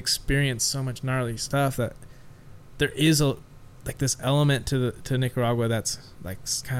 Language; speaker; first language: English; native; English